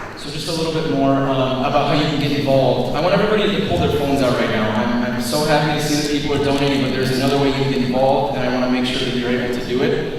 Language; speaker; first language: English; native; English